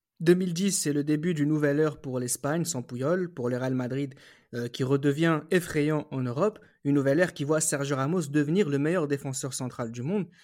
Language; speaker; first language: French; native; French